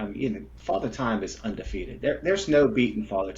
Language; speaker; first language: English; native; English